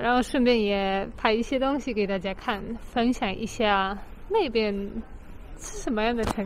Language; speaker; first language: Chinese; non-native, fluent; Polish